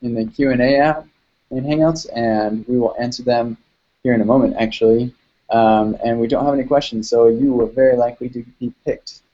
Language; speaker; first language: English; native; English